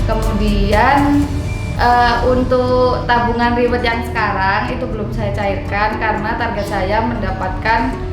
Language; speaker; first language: Indonesian; native; Indonesian